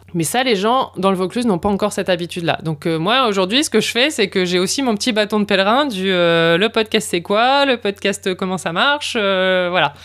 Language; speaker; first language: French; native; French